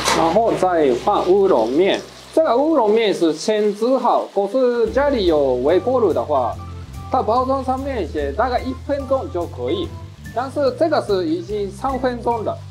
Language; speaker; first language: Chinese; non-native, fluent; Japanese